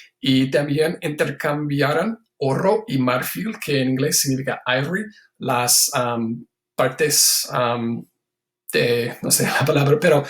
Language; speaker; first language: Spanish; non-native, fluent; English